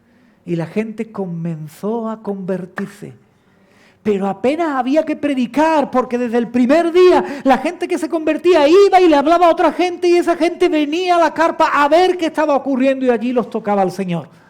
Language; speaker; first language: Spanish; native; Spanish